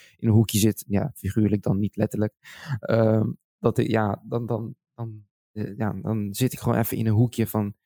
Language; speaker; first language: Dutch; native; Dutch